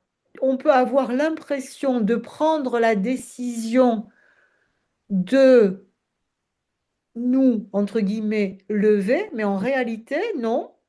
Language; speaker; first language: French; native; French